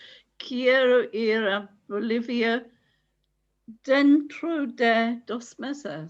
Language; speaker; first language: Spanish; non-native, learner; English